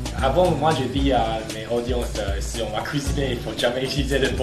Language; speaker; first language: French; non-native, learner; Chinese